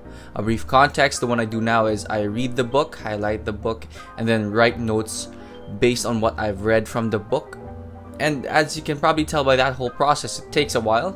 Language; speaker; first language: English; non-native, local second language; Filipino